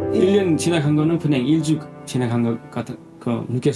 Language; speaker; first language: Korean; non-native, learner; Nepali